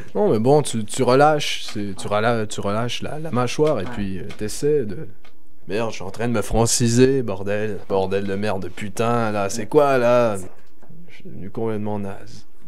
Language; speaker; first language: French; native; French